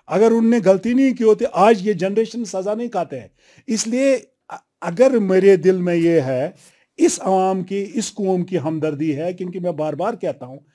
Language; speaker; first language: Hindi; non-native, local second language; Kashmiri